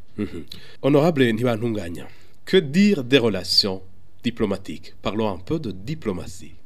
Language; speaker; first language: French; non-native, local second language; Rundi